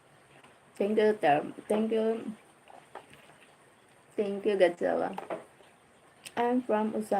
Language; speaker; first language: English; non-native, learner; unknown